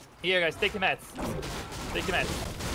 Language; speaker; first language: English; non-native, learner; Portuguese